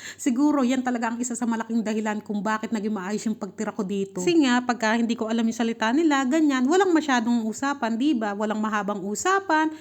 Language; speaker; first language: Filipino; native; Filipino